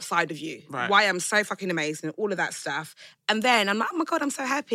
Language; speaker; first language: English; non-native, local second language; Yoruba